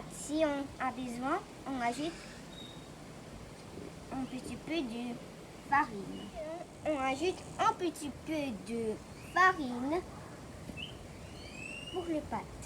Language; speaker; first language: French; non-native, learner; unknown